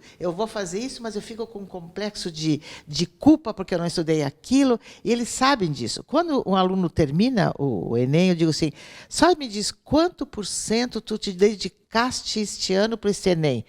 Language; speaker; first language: Portuguese; native; Portuguese